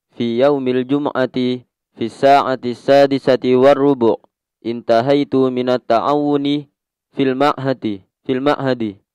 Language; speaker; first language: Arabic; non-native, learner; Indonesian